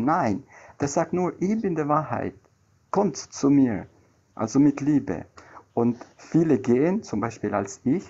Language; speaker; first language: German; non-native, learner; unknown